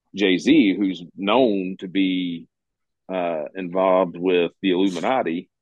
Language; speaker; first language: English; native; English